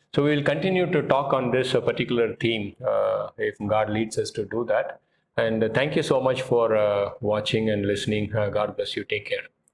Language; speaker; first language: English; non-native, local second language; Tamil